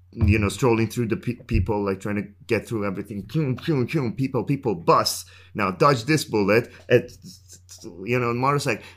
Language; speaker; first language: English; non-native, fluent; Persian